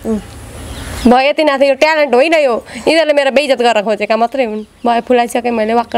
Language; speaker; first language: Nepali; native; Nepali